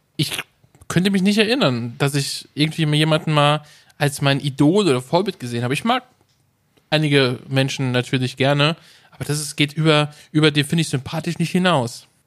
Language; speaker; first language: German; native; German